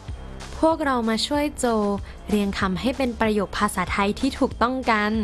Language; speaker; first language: Thai; native; Thai